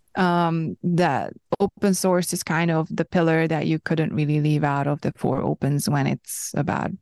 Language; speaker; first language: English; non-native, fluent; Hungarian